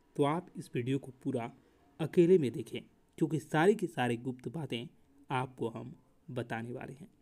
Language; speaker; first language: Hindi; native; Hindi